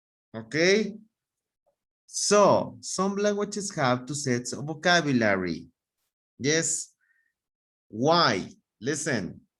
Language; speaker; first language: English; non-native, fluent; Spanish